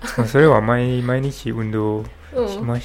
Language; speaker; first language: Japanese; non-native, learner; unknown